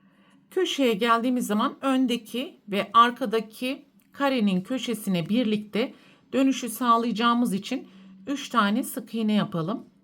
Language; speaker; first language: Turkish; native; Turkish